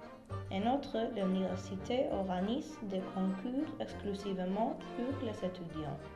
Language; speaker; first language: French; non-native, learner; Spanish